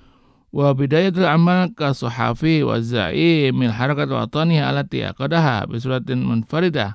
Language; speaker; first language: Arabic; non-native, fluent; Indonesian